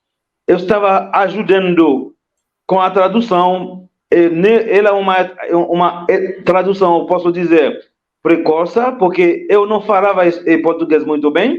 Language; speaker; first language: Portuguese; non-native, fluent; Haitian Creole